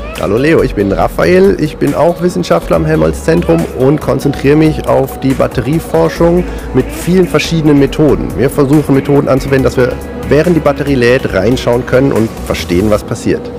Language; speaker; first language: German; native; German